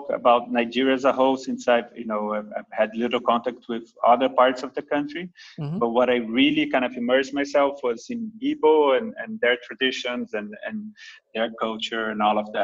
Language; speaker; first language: English; non-native, fluent; Portuguese